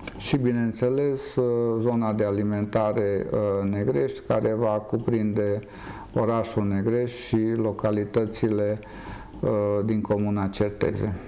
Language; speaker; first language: Romanian; native; Romanian